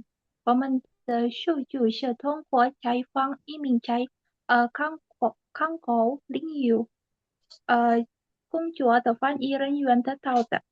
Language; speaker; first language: Chinese; non-native, learner; Indonesian